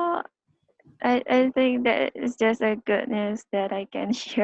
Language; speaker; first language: English; non-native, learner; Indonesian